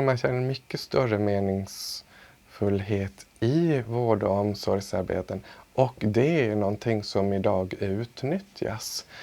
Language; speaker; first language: Swedish; native; Swedish